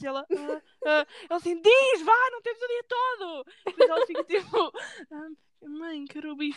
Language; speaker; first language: Portuguese; early bilingual, heritage; Portuguese